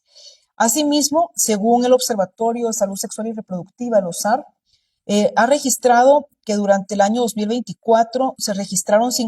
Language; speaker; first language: Spanish; native; Spanish